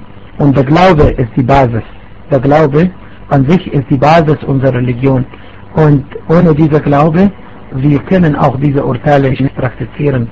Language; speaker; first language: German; non-native, fluent; Arabic